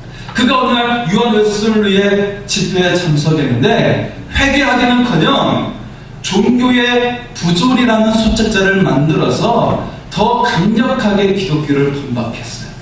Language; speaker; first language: Korean; native; Korean